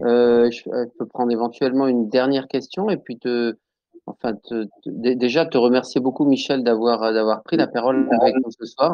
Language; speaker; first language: French; native; French